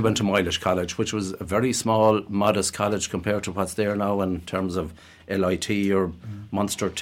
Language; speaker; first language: English; native; English